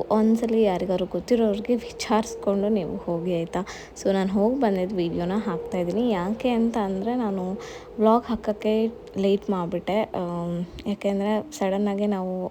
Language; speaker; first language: Kannada; non-native, local second language; Marathi